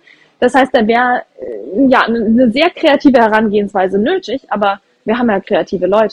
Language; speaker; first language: German; native; German